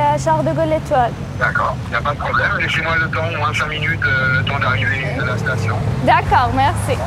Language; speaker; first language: French; non-native, learner; Persian